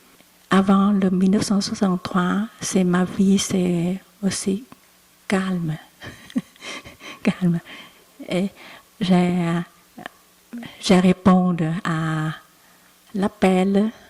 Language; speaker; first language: French; non-native, learner; Vietnamese